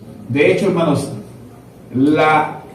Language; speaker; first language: Spanish; native; Spanish